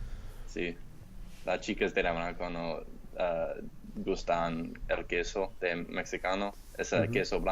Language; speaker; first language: Spanish; non-native, learner; English